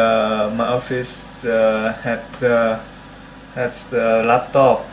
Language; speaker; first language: English; non-native, learner; Vietnamese